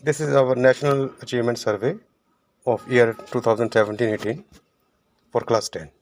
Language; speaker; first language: English; non-native, local second language; Punjabi